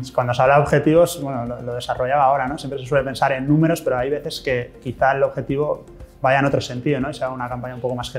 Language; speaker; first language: Spanish; native; Spanish